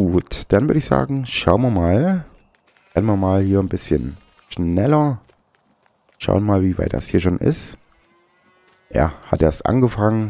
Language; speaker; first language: German; native; German